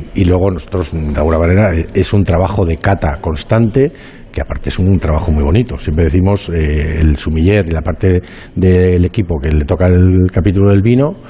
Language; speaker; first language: Spanish; native; Spanish